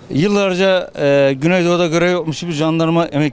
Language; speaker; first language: Turkish; native; Turkish